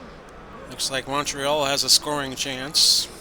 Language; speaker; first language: English; native; English